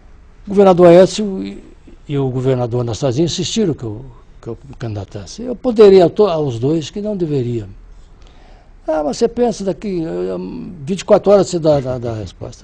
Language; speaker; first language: Portuguese; native; Portuguese